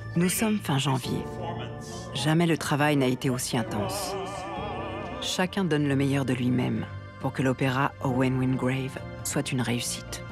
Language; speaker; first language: French; native; French